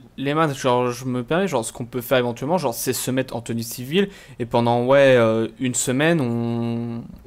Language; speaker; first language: French; native; French